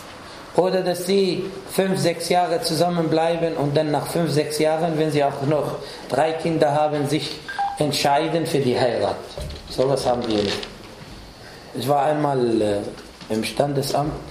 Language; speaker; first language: German; non-native, fluent; Arabic